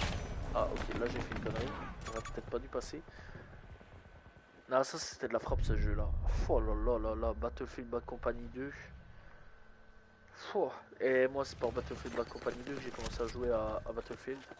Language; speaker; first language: French; native; French